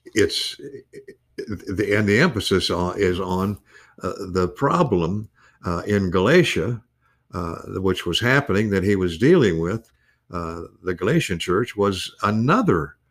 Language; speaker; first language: English; native; English